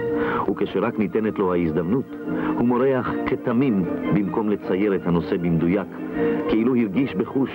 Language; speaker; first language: Hebrew; native; Hebrew